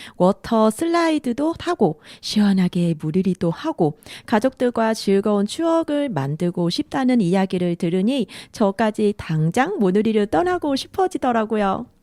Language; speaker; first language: Korean; non-native, fluent; Vietnamese